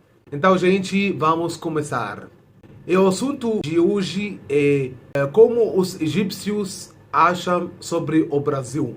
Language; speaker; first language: Portuguese; non-native, fluent; Arabic